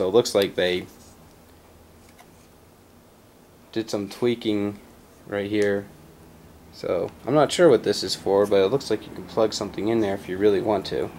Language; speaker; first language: English; native; English